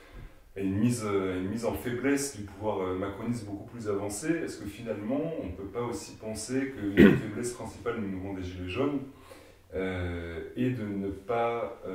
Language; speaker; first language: French; native; French